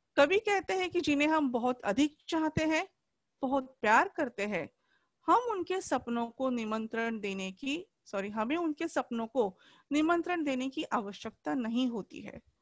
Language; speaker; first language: Hindi; non-native, local second language; Marathi